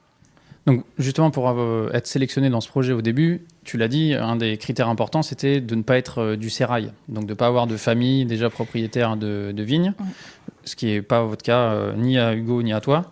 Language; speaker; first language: French; native; French